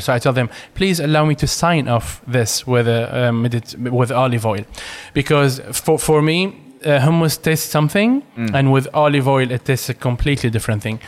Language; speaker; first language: English; non-native, fluent; Arabic